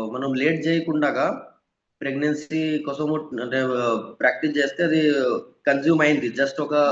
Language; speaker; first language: Telugu; non-native, local second language; Bangla